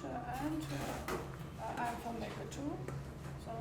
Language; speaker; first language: English; non-native, learner; Armenian